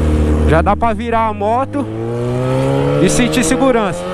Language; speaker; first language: Portuguese; native; Portuguese